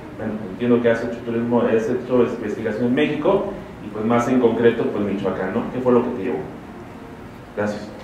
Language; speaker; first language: Spanish; native; Spanish